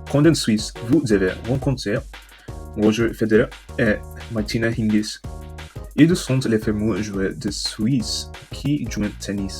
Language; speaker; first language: French; non-native, learner; English